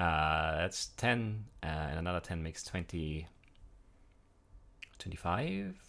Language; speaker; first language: English; native; English